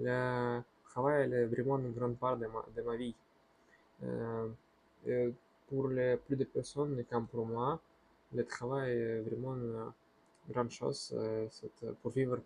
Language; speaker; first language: French; non-native, learner; Russian